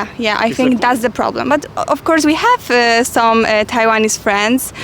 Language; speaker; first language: English; non-native, fluent; Polish